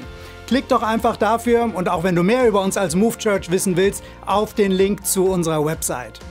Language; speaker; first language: German; native; German